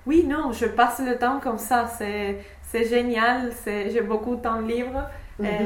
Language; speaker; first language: French; non-native, fluent; English